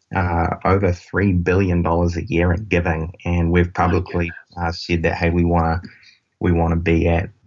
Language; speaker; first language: English; native; English